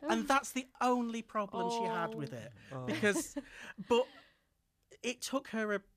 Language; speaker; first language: English; native; English